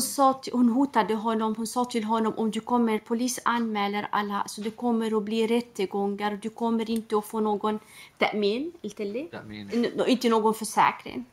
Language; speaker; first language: Swedish; non-native, fluent; Arabic